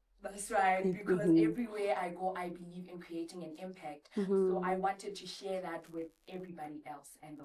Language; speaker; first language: English; non-native, local second language; Southern Sotho